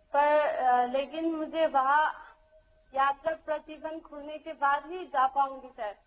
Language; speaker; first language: Hindi; non-native, local second language; Manipuri